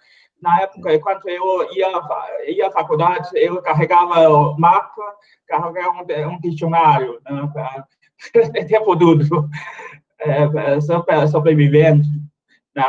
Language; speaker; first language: Portuguese; non-native, fluent; Chinese